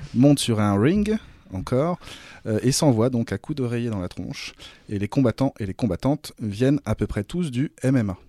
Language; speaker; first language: French; native; French